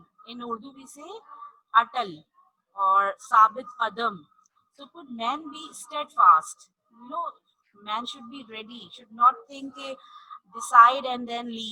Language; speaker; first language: English; non-native, local second language; Urdu